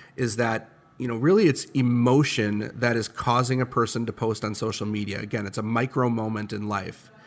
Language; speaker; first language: English; native; English